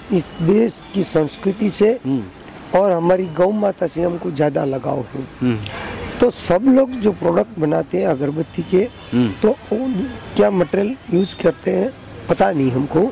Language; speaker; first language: Hindi; non-native, local second language; Gujarati